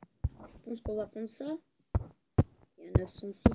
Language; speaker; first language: French; native; French